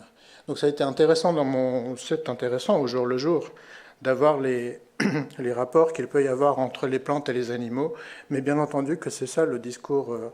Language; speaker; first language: French; native; French